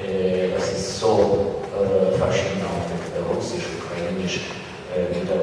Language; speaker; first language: German; non-native, fluent; Ukrainian